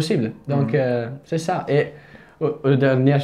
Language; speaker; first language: French; non-native, fluent; Italian